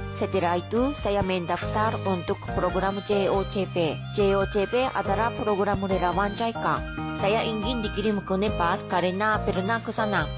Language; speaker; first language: Indonesian; non-native, fluent; Japanese